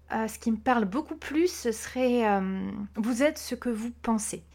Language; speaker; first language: French; native; French